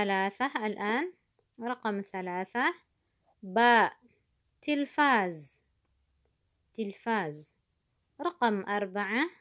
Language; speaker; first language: Arabic; non-native, fluent; Indonesian